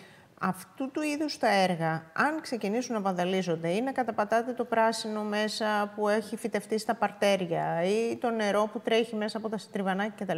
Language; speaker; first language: Greek; native; Greek